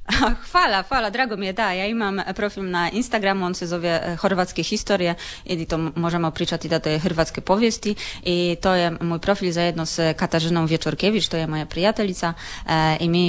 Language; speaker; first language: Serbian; non-native, learner; Polish